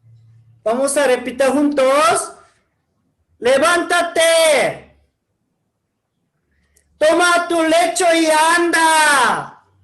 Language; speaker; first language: Spanish; non-native, learner; Korean